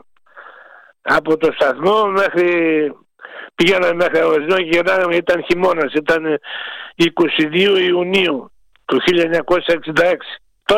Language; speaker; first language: Greek; native; Greek